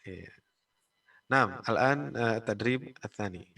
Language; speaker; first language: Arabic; non-native, fluent; Indonesian